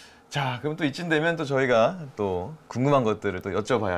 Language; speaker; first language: Korean; native; Korean